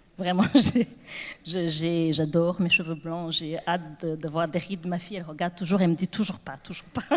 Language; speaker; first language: French; non-native, local second language; Kinyarwanda